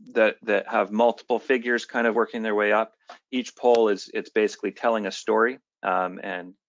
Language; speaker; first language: English; native; English